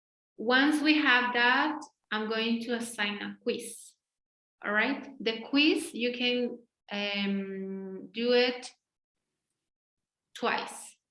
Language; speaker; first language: English; non-native, fluent; Spanish